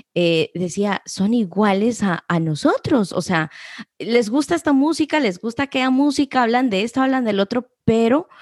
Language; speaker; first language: Spanish; native; Spanish